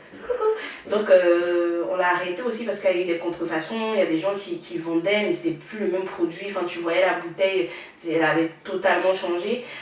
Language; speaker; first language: French; native; French